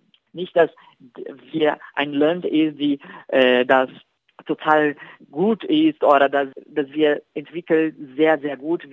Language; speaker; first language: German; non-native, fluent; Portuguese